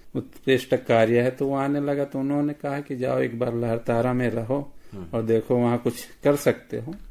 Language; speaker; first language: Hindi; native; Hindi